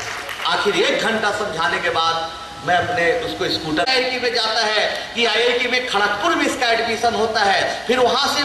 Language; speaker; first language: Hindi; native; Hindi